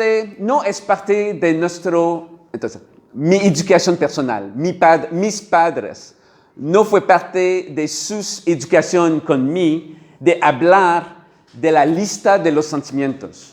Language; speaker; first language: Spanish; non-native, learner; French